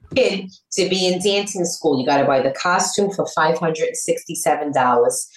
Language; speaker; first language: English; native; English